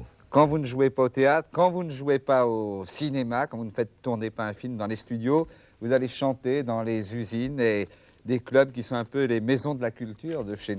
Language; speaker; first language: French; native; French